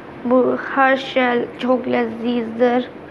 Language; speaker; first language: Turkish; non-native, learner; Urdu